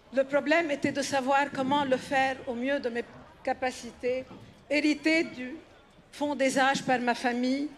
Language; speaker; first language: French; non-native, local second language; Arabic